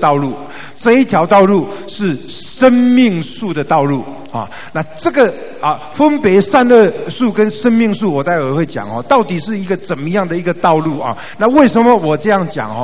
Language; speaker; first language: Chinese; native; Chinese